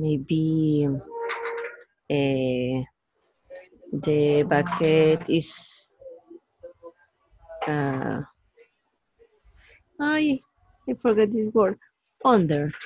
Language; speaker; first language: English; non-native, learner; Spanish